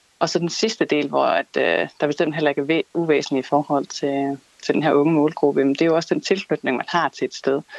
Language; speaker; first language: Danish; native; Danish